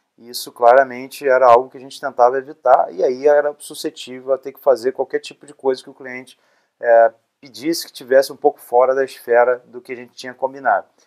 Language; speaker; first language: Portuguese; native; Portuguese